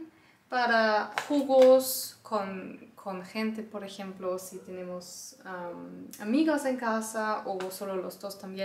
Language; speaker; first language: Spanish; non-native, learner; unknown